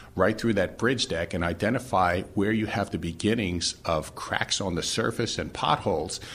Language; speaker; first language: English; native; English